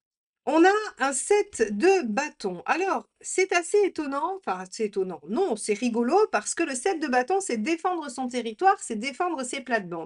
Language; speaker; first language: French; native; French